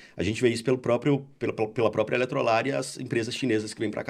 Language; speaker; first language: Portuguese; native; Portuguese